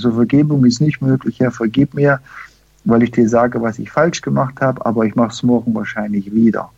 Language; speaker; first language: German; early bilingual, heritage; German